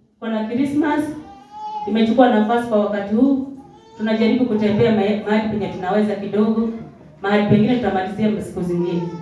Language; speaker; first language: Swahili; native; Swahili